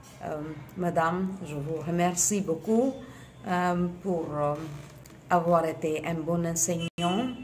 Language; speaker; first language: French; non-native, fluent; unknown